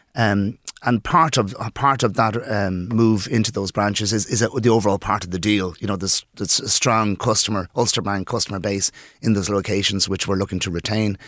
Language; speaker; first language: English; native; English